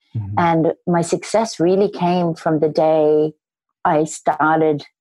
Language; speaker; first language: English; native; English